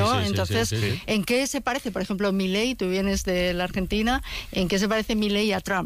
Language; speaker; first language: Spanish; native; Spanish